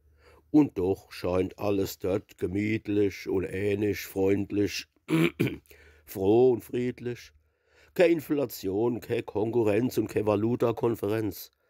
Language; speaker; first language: German; native; German